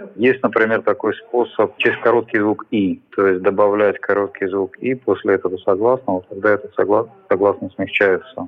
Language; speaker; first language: Russian; native; Russian